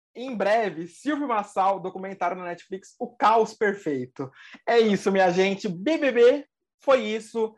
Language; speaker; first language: Portuguese; native; Portuguese